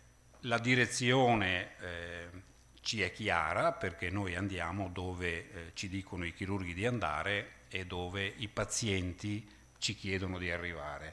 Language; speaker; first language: Italian; native; Italian